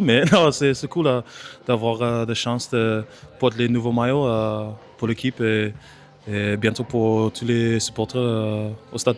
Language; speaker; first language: French; non-native, learner; English